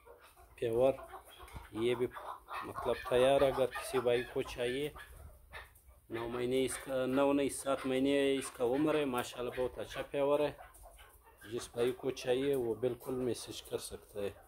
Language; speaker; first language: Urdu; non-native, local second language; Pashto